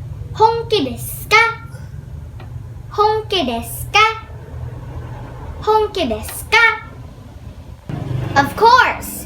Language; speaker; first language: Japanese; non-native, learner; Filipino